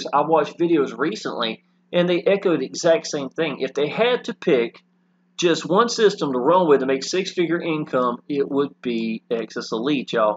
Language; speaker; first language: English; native; English